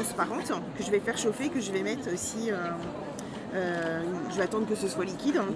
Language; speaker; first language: French; native; French